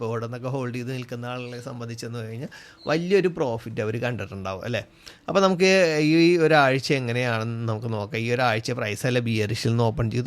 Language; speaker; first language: Malayalam; native; Malayalam